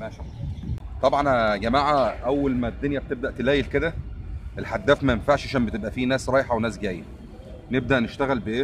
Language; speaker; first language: Arabic; native; Arabic